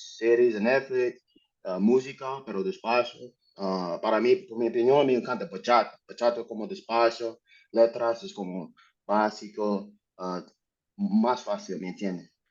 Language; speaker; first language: Spanish; non-native, learner; English